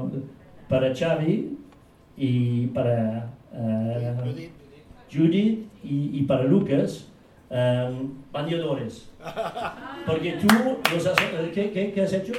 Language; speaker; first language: Spanish; non-native, fluent; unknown